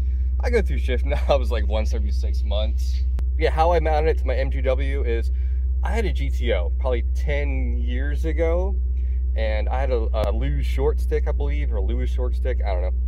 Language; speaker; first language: English; native; English